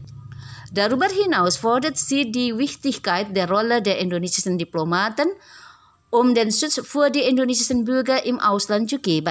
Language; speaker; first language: German; non-native, fluent; Indonesian